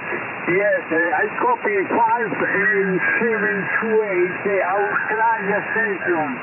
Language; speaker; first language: English; non-native, learner; Italian